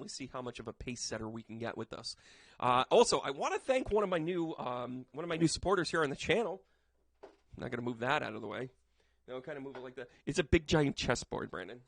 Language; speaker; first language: English; native; English